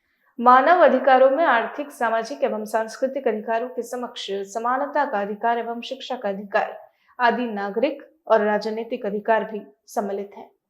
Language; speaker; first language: Hindi; native; Hindi